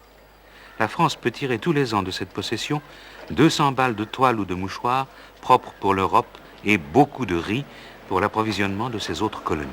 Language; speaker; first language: French; native; French